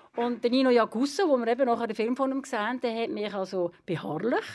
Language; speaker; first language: German; native; German